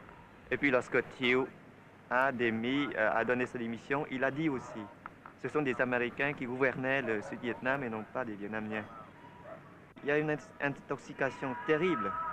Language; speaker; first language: French; non-native, local second language; Vietnamese